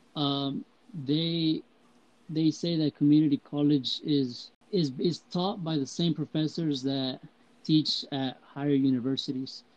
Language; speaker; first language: English; early bilingual, heritage; Spanish